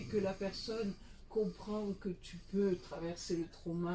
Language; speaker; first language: French; native; French